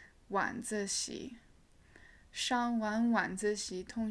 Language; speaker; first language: Chinese; early bilingual, heritage; English